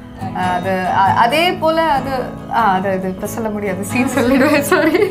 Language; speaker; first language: Tamil; non-native, local second language; Malayalam